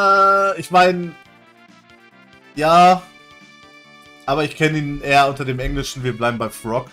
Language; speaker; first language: German; native; German